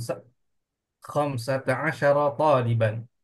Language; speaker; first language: Arabic; non-native, learner; Indonesian